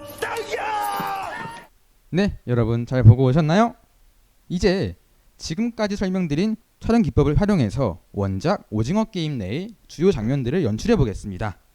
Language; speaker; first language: Korean; native; Korean